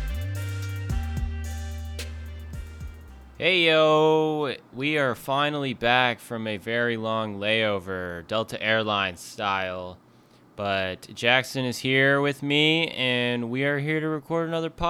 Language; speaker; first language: English; native; English